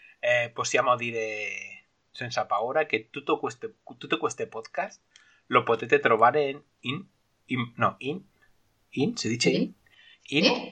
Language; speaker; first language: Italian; non-native, learner; Spanish